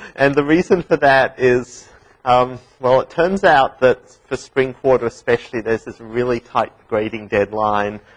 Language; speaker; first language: English; native; English